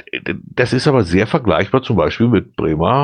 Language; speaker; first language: German; native; German